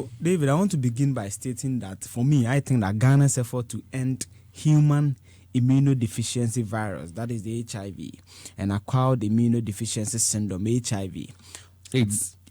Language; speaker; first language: English; non-native, local second language; Akan